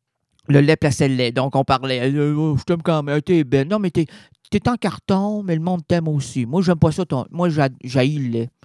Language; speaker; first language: French; native; French